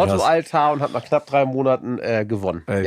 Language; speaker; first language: German; native; German